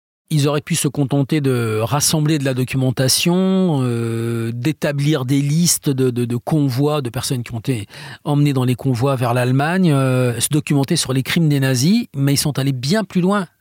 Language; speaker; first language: French; native; French